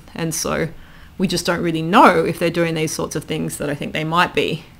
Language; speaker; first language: English; native; English